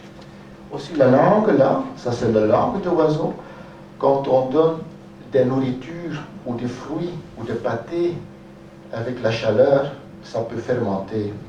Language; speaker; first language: French; non-native, local second language; Dutch